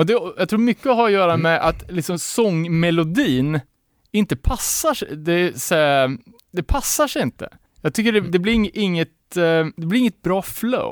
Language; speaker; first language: Swedish; native; Swedish